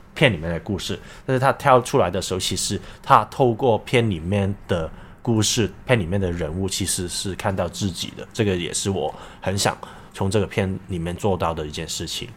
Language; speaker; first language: Chinese; non-native, local second language; Cantonese